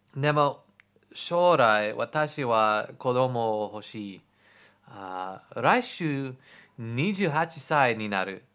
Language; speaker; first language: Japanese; non-native, learner; English